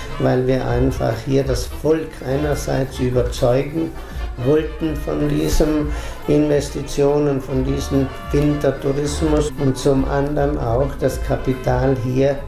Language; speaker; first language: German; native; German